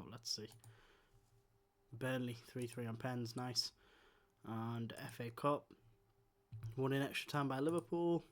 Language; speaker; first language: English; native; English